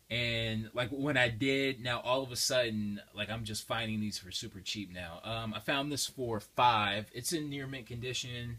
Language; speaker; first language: English; native; English